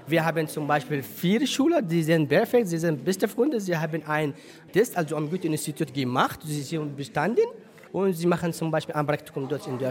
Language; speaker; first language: German; non-native, fluent; Arabic